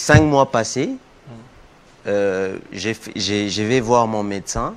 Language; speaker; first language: French; non-native, local second language; Lingala